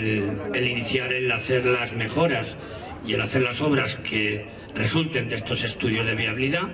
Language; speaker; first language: Spanish; native; Spanish